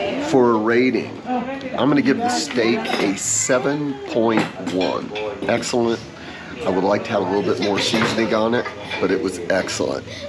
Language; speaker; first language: English; native; English